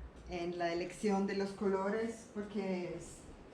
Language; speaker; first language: Spanish; non-native, learner; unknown